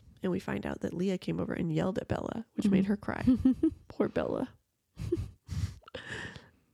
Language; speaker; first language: English; native; English